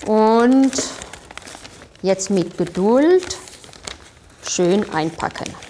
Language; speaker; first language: German; non-native, fluent; French